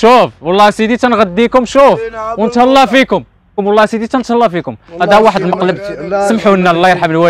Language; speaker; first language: Arabic; native; Arabic